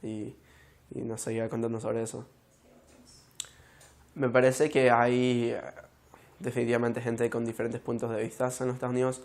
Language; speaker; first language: Spanish; early bilingual, heritage; Spanish